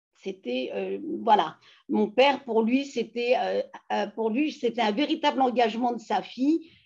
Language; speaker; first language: French; native; French